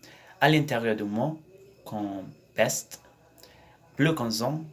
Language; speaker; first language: French; non-native, learner; Spanish